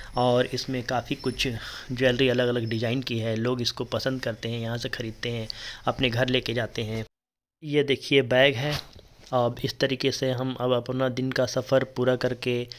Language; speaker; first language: Hindi; native; Hindi